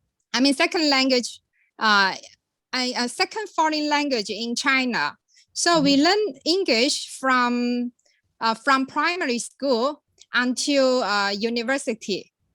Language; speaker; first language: English; non-native, learner; Chinese